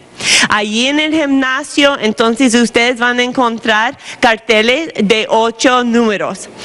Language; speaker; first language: Spanish; non-native, fluent; English